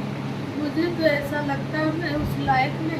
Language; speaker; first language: Hindi; native; Hindi